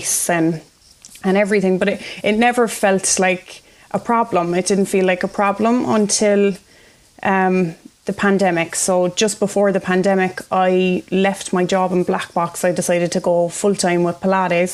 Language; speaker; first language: English; native; English